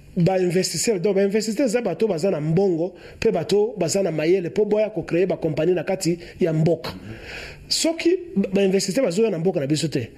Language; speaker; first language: Lingala; non-native, local second language; Luba-Lulua